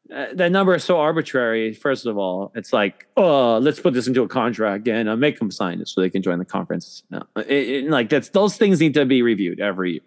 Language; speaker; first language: English; native; English